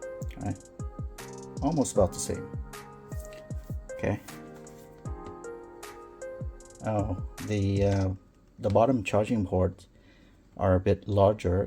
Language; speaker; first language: English; native; English